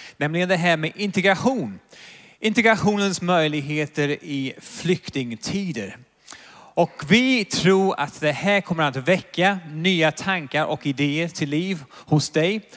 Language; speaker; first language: Swedish; native; Swedish